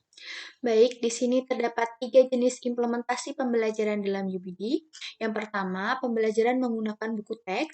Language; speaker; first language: Indonesian; native; Indonesian